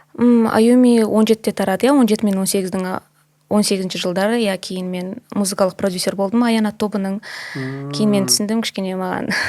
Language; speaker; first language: Kazakh; non-native, local second language; Russian